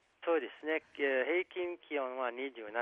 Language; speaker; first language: Japanese; non-native, fluent; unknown